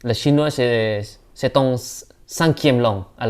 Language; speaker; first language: French; non-native, learner; Indonesian